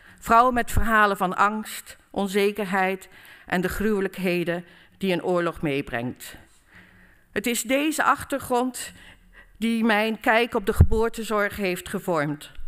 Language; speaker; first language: Dutch; native; Dutch